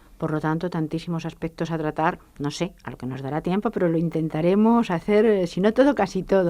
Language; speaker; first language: Spanish; native; Spanish